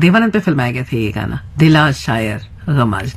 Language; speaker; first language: Hindi; native; Hindi